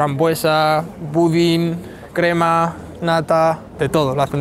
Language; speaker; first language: Spanish; native; Spanish